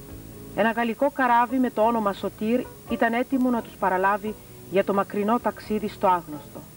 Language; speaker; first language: Greek; native; Greek